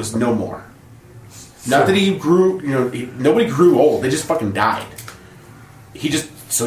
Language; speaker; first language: English; native; English